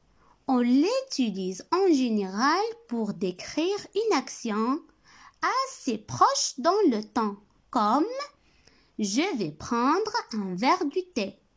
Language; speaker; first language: French; non-native, local second language; Arabic